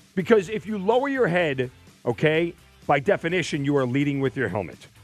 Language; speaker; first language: English; native; English